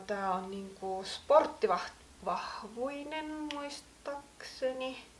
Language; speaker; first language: Finnish; native; Finnish